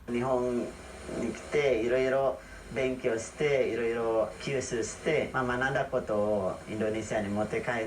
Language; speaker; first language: Japanese; non-native, fluent; Indonesian